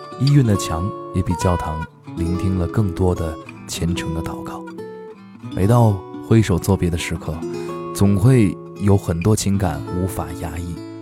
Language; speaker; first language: Chinese; native; Chinese